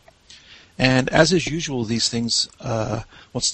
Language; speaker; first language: English; native; English